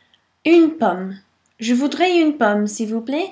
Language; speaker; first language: French; non-native, fluent; English